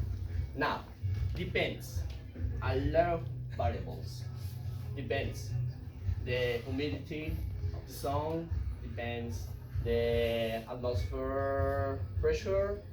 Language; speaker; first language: English; non-native, learner; Spanish